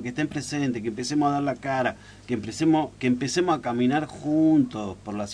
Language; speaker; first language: Spanish; native; Spanish